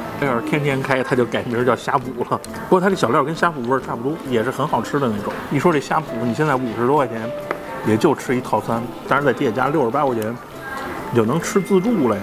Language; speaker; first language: Chinese; native; Chinese